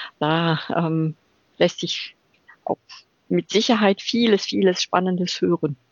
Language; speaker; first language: German; native; German